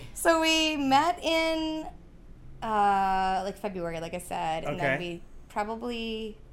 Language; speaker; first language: English; native; English